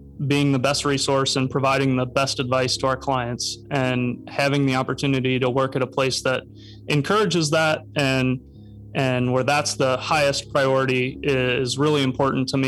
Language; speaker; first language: English; native; English